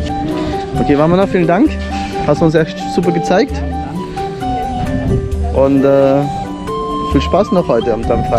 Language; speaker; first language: German; native; German